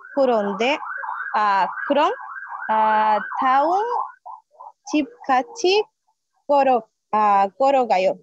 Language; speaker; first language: Korean; non-native, learner; Spanish